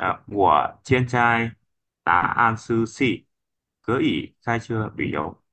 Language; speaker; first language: Chinese; non-native, learner; Vietnamese